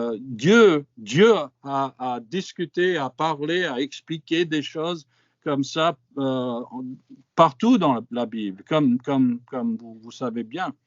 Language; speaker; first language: French; non-native, fluent; English